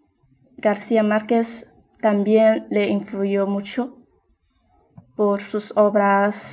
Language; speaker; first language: Spanish; non-native, fluent; Chinese